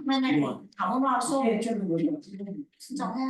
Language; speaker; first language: Korean; non-native, fluent; Vietnamese